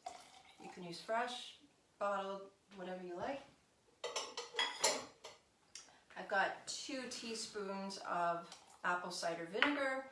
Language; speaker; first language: English; native; English